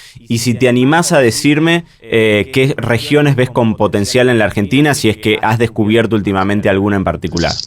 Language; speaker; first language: Spanish; native; Spanish